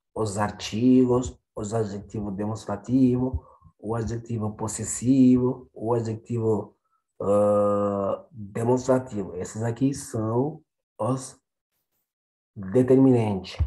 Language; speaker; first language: Portuguese; non-native, fluent; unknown